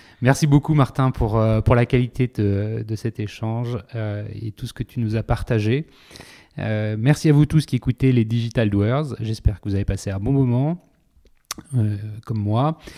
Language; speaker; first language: French; native; French